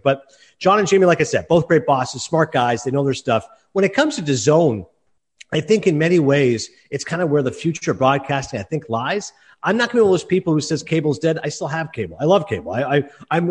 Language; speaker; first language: English; native; English